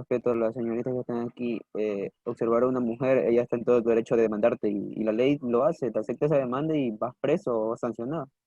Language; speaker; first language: Spanish; native; Spanish